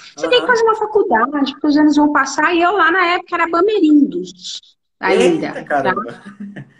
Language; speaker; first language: Portuguese; native; Portuguese